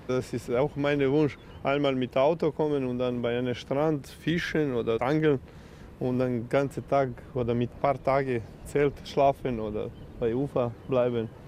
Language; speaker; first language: German; non-native, learner; Serbian